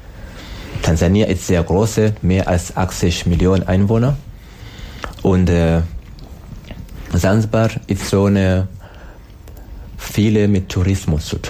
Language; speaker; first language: German; non-native, learner; Swahili